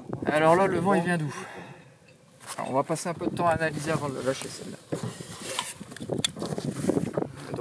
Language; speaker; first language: French; native; French